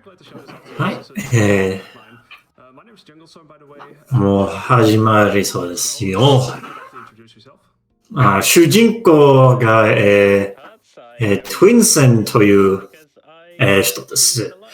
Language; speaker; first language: Japanese; non-native, fluent; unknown